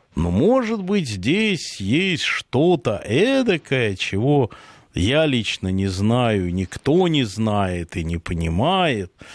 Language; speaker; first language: Russian; native; Russian